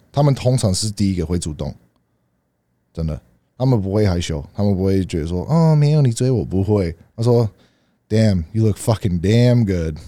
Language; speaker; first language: Chinese; early bilingual, heritage; Chinese